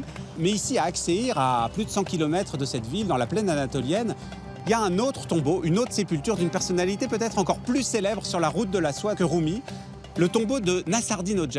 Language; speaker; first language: French; native; French